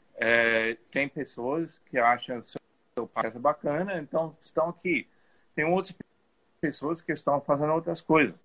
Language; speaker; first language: Portuguese; non-native, fluent; English